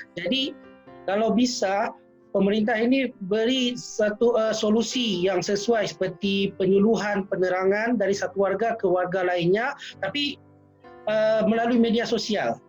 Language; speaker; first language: Indonesian; non-native, local second language; Minangkabau